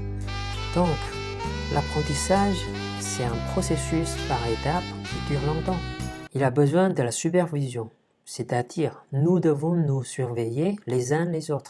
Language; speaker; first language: French; non-native, fluent; Chinese